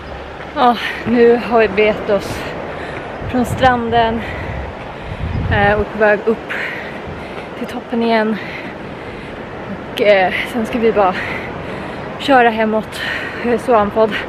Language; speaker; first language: Swedish; native; Swedish